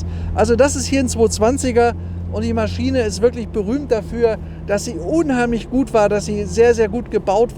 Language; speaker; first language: German; native; German